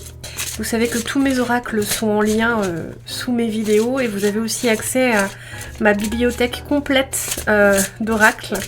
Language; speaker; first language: French; native; French